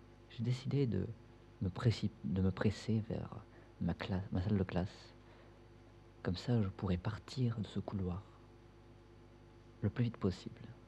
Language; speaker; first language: French; native; French